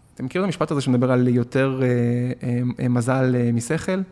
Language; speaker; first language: Hebrew; native; Hebrew